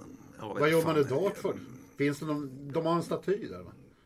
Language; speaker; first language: Swedish; native; Swedish